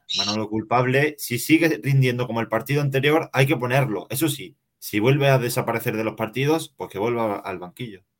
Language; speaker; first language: Spanish; native; Spanish